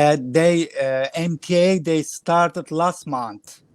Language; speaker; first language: English; non-native, learner; Kurdish